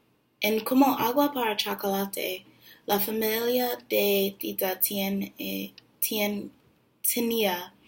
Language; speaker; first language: Spanish; non-native, learner; English